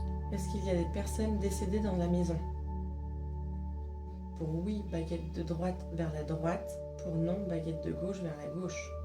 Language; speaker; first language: French; native; French